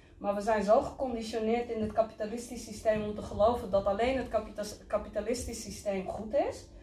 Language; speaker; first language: Dutch; early bilingual, other home language; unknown